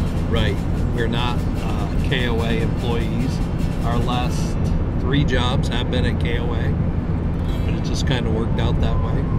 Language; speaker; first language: English; native; English